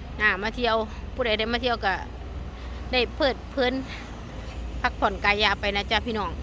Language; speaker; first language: Thai; non-native, local second language; Lao